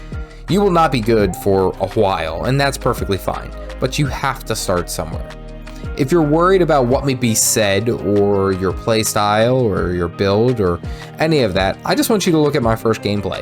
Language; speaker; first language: English; native; English